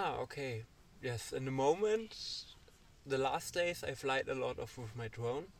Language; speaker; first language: English; non-native, learner; German